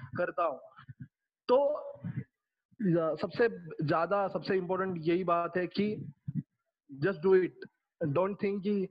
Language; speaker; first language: Hindi; non-native, local second language; Marathi